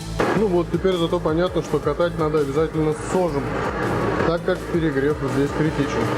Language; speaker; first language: Russian; native; Russian